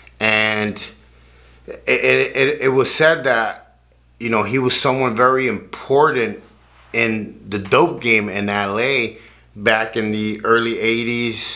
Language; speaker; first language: English; native; English